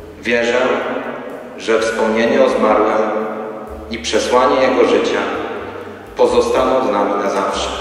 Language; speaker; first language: Polish; native; Polish